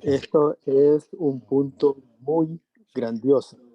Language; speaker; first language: Spanish; non-native, learner; English